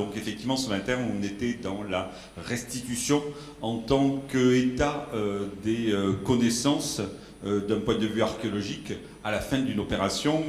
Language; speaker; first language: French; native; French